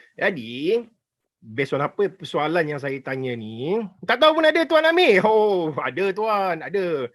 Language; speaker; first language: Malay; native; Malay